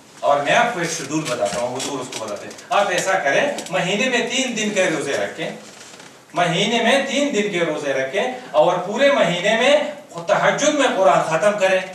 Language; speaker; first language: Urdu; non-native, local second language; Pashto